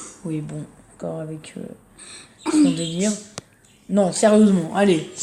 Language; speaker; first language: French; native; French